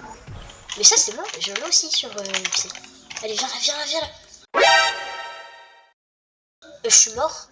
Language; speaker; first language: French; native; French